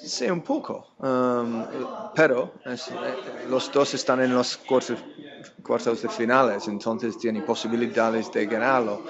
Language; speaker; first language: Spanish; non-native, fluent; English